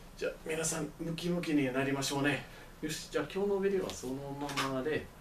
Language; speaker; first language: Japanese; non-native, learner; English